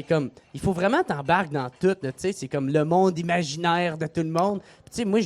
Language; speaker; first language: French; native; French